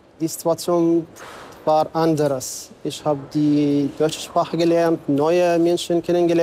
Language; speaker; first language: German; non-native, fluent; Arabic